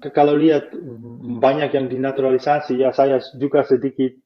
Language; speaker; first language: Indonesian; non-native, fluent; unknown